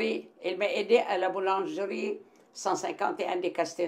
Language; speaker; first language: French; non-native, local second language; Arabic